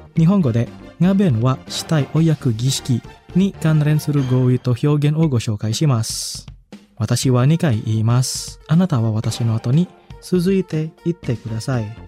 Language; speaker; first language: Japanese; non-native, fluent; Indonesian